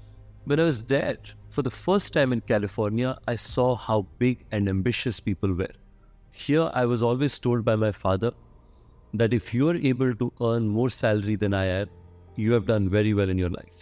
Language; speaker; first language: English; non-native, local second language; Hindi